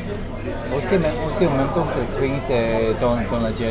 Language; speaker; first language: French; non-native, learner; Korean